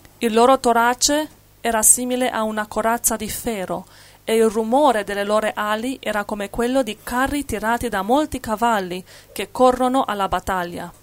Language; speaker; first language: Italian; non-native, fluent; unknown